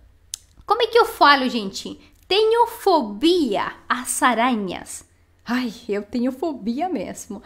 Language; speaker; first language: Portuguese; non-native, fluent; Spanish